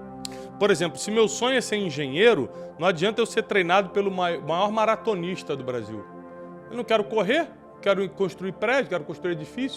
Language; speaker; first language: Portuguese; native; Portuguese